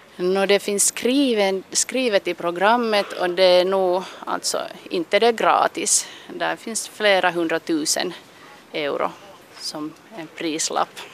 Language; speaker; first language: Swedish; non-native, local second language; Finnish